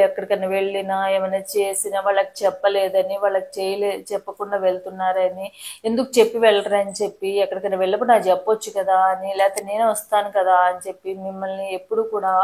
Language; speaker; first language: Telugu; native; Telugu